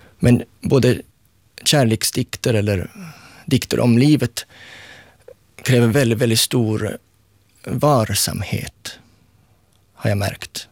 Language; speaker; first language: Swedish; native; Swedish